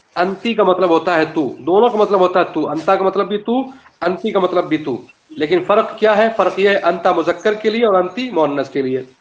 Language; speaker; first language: Urdu; native; Urdu